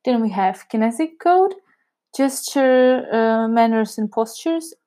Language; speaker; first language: English; non-native, fluent; Czech